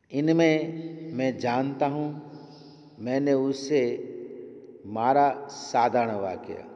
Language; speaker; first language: Hindi; non-native, local second language; Gujarati